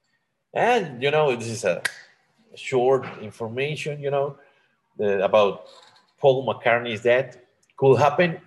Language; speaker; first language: English; non-native, learner; Spanish